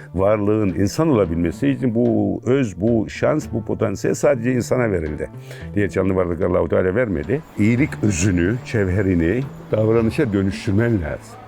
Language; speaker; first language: Turkish; native; Turkish